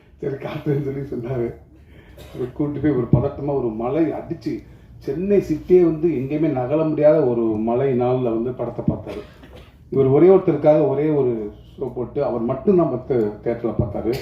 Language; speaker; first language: Tamil; native; Tamil